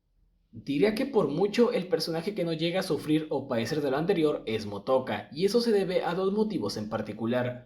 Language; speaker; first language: Spanish; native; Spanish